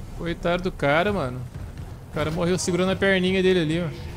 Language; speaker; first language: Portuguese; native; Portuguese